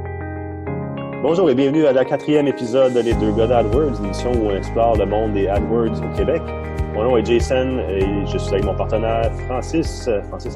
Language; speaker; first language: French; non-native, local second language; English